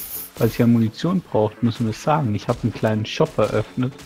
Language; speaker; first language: German; native; German